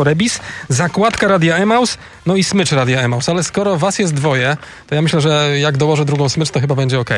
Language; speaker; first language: Polish; native; Polish